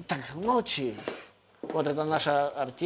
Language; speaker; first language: Russian; native; Russian